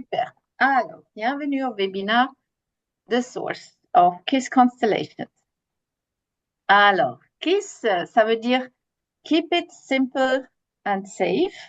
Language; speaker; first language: French; non-native, fluent; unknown